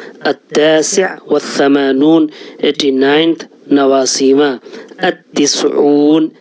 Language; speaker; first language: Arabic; non-native, fluent; Urdu